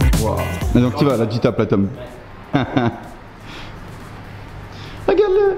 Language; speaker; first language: French; native; French